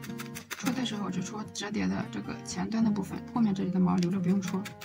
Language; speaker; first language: Chinese; native; Chinese